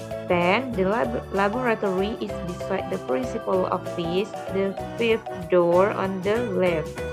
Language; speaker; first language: English; non-native, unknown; Indonesian